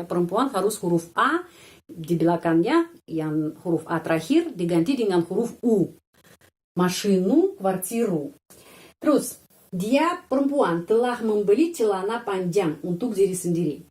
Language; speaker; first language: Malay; non-native, fluent; Russian